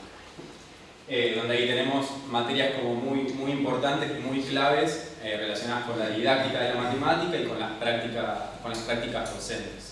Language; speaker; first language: Spanish; native; Spanish